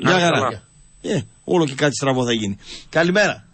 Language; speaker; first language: Greek; native; Greek